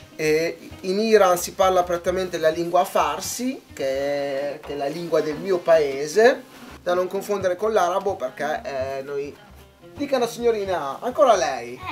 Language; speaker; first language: Italian; non-native, fluent; Persian